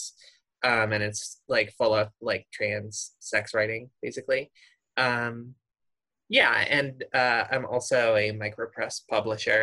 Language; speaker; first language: English; native; English